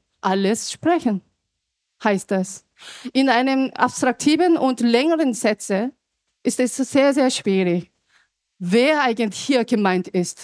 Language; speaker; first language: German; non-native, fluent; Korean